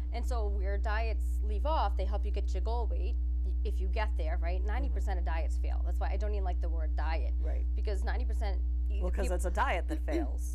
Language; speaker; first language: English; native; English